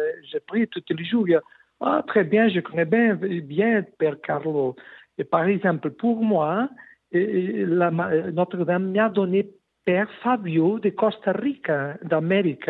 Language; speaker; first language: French; non-native, learner; Portuguese